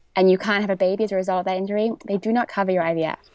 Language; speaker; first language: English; native; English